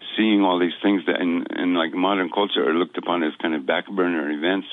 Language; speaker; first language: English; native; English